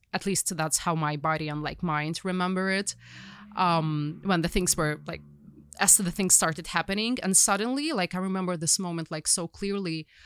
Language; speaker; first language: English; non-native, fluent; Ukrainian